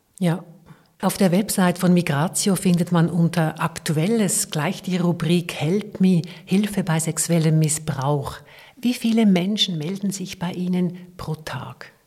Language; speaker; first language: German; native; German